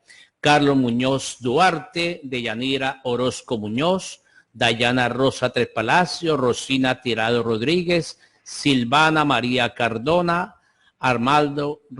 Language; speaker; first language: Spanish; native; Spanish